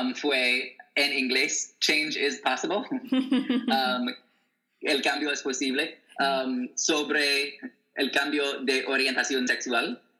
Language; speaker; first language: Spanish; non-native, fluent; English